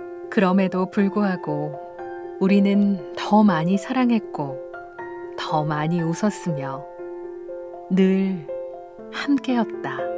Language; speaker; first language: Korean; native; Korean